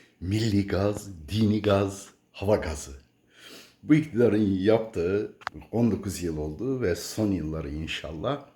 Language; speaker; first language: Turkish; native; Turkish